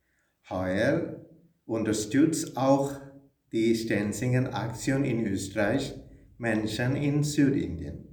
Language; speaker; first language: German; non-native, fluent; Malayalam